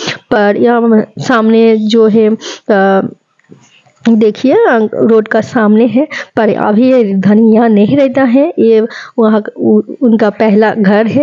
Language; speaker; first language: Hindi; non-native, local second language; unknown